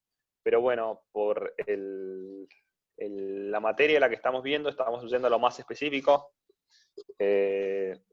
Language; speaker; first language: Spanish; native; Spanish